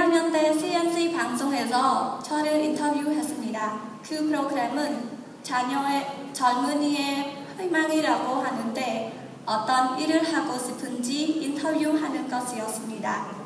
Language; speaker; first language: Korean; non-native, learner; Khmer